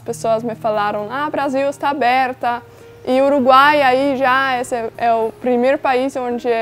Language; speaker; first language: Portuguese; non-native, fluent; Dutch